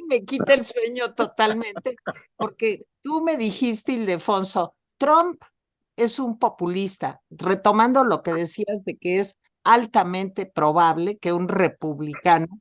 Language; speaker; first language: Spanish; native; Spanish